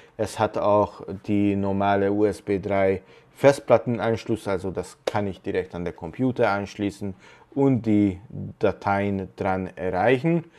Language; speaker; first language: German; non-native, fluent; Hungarian